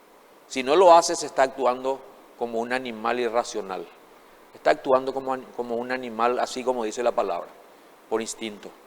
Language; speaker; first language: Spanish; native; Spanish